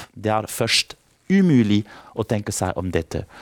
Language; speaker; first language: Norwegian; non-native, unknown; French